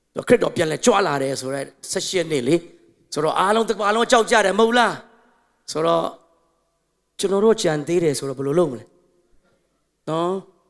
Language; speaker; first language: Burmese; non-native, local second language; Tedim Chin